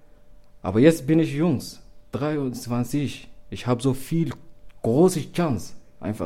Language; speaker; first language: German; non-native, learner; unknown